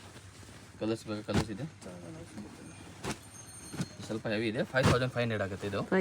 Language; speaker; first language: Kannada; non-native, local second language; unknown